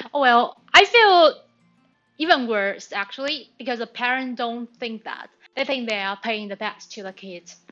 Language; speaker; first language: English; non-native, learner; Chinese